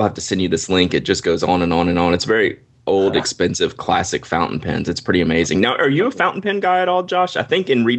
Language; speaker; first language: English; native; English